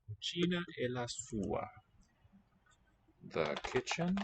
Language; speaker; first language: Italian; non-native, learner; English